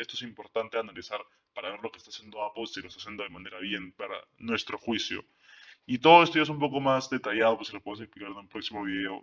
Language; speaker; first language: Spanish; native; Spanish